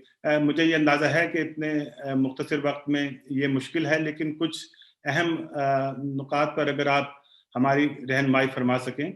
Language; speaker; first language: Urdu; native; Urdu